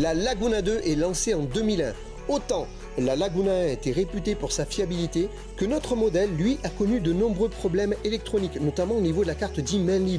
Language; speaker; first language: French; native; French